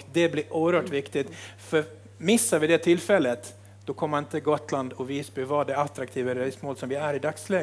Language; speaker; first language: Swedish; native; Swedish